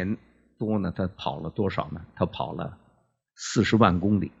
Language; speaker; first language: Chinese; native; Chinese